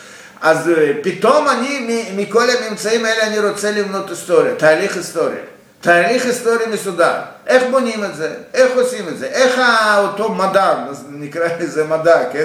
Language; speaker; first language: Hebrew; non-native, fluent; Russian